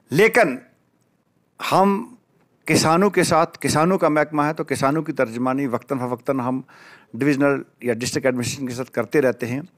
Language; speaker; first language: Urdu; non-native, local second language; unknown